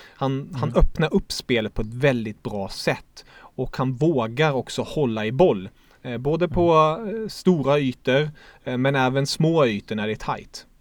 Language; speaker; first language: Swedish; non-native, fluent; German